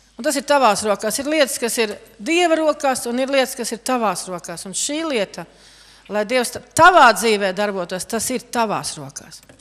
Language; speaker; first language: Latvian; native; Latvian